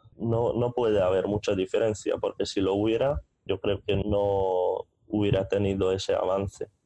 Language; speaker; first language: Spanish; non-native, fluent; Hungarian